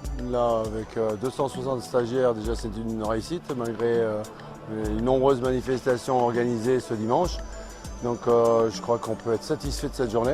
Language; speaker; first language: French; native; French